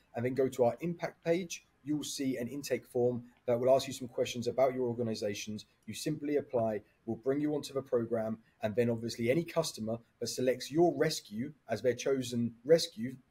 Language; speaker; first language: English; native; English